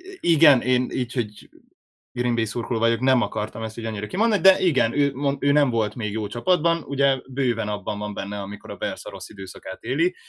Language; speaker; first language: Hungarian; native; Hungarian